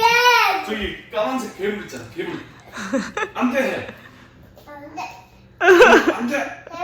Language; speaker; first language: Korean; native; Korean